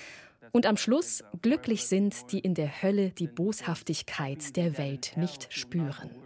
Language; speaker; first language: German; native; German